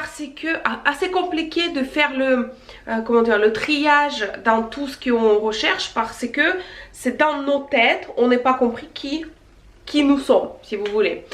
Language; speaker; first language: French; non-native, fluent; Russian